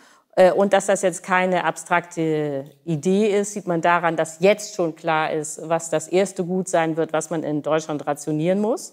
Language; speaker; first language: German; native; German